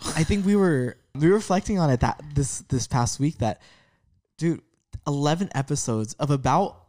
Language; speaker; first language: English; early bilingual, other home language; Filipino